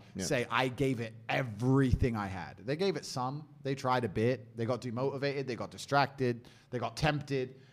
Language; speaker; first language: English; native; English